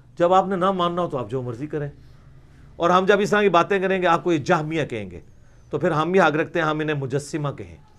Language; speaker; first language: Urdu; non-native, local second language; Punjabi